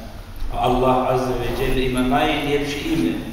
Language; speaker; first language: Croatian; non-native, fluent; Turkish